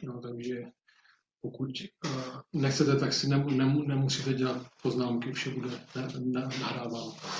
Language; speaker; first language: Czech; native; Czech